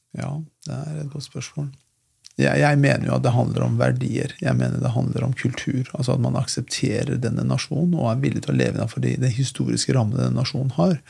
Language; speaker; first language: Norwegian; early bilingual, other home language; Persian